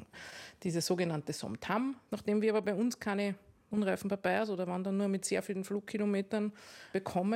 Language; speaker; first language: German; native; German